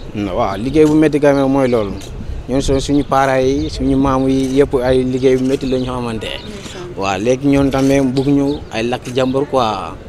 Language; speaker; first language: Wolof; non-native, local second language; Mandingo